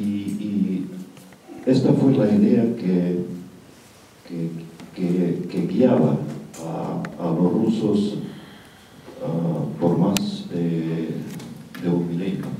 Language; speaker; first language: Spanish; non-native, fluent; Russian